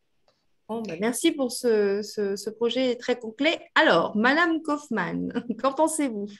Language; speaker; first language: French; native; French